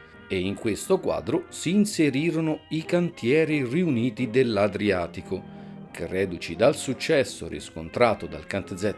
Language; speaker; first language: Italian; native; Italian